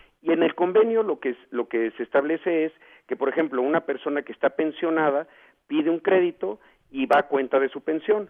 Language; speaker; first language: Spanish; native; Spanish